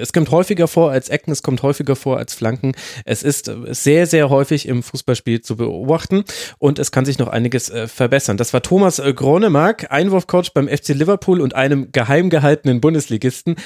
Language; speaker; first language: German; native; German